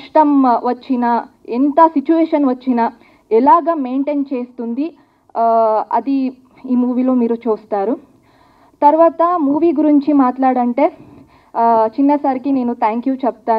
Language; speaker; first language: Telugu; non-native, learner; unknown